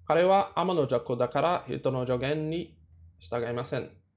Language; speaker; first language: Japanese; non-native, learner; Portuguese